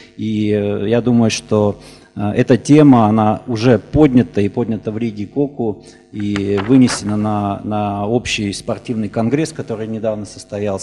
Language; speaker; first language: Russian; native; Russian